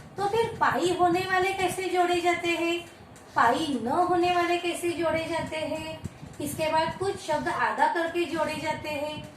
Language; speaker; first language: Hindi; non-native, local second language; Marathi